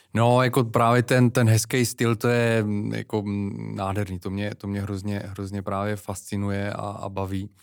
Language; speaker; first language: Czech; native; Czech